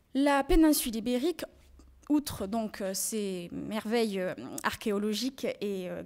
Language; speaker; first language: French; native; French